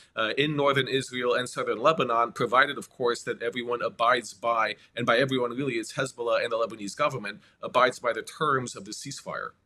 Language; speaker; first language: English; native; English